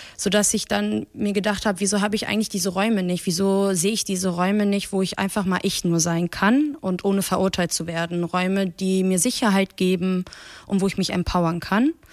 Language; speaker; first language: German; early bilingual, other home language; Persian